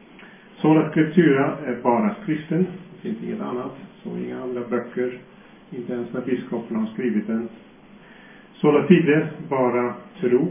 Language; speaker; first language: Swedish; non-native, fluent; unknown